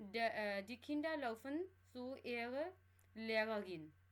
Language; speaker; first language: German; non-native, fluent; Urdu